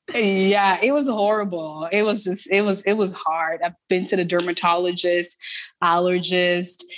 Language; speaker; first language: English; early bilingual, other home language; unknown